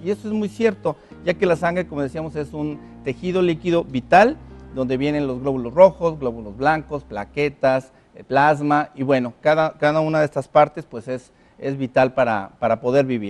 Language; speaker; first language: Spanish; native; Spanish